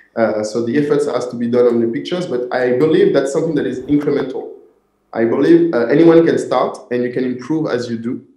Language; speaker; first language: English; non-native, fluent; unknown